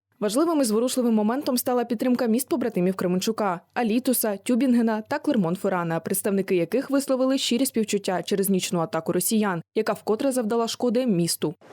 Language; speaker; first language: Ukrainian; native; Ukrainian